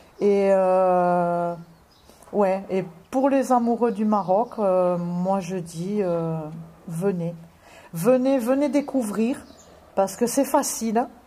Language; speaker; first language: French; native; French